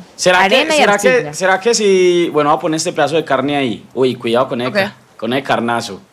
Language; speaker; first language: Spanish; native; Spanish